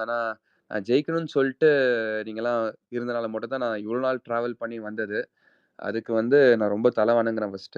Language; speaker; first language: Tamil; native; Tamil